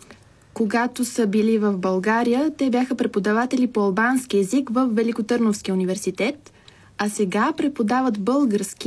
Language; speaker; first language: Bulgarian; early bilingual, heritage; Albanian